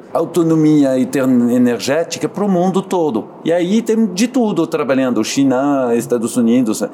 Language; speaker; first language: Portuguese; non-native, fluent; French